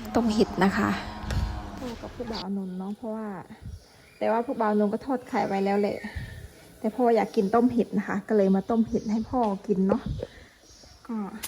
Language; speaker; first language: Thai; non-native, local second language; Northern Khmer